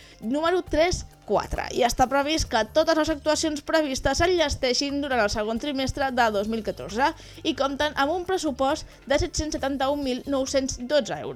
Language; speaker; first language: Catalan; native; Catalan